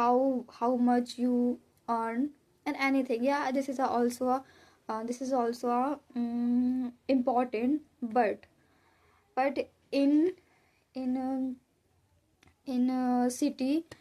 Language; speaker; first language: English; non-native, learner; Hindi